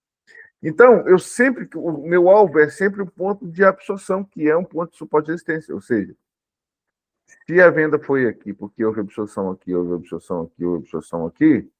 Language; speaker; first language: Portuguese; native; Portuguese